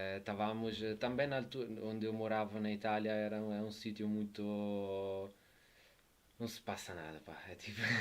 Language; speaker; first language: Portuguese; non-native, fluent; Italian